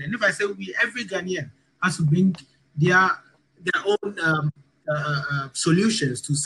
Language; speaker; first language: English; non-native, local second language; Ga